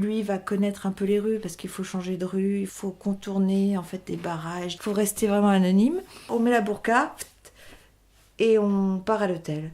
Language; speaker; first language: French; native; French